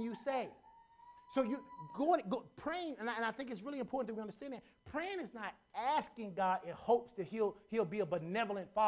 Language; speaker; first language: English; native; English